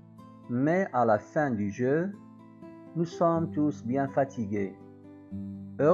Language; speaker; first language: French; non-native, local second language; Arabic